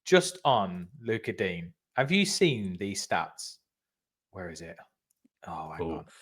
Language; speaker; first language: English; native; English